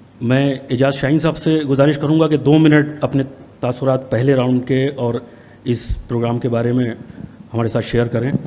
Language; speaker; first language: Urdu; native; Urdu